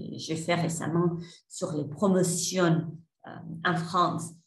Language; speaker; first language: French; non-native, fluent; Spanish